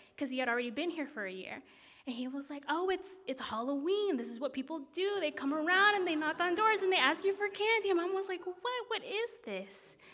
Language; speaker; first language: English; native; English